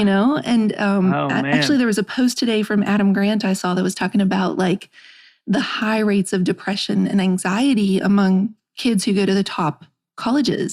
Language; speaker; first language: English; native; English